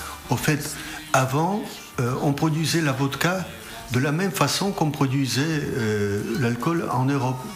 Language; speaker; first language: French; non-native, fluent; Russian